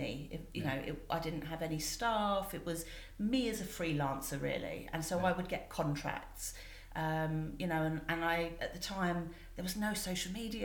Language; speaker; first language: English; native; English